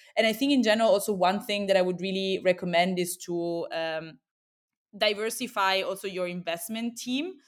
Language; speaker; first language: English; non-native, fluent; Italian